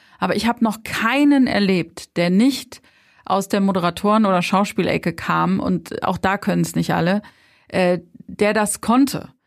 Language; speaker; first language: German; native; German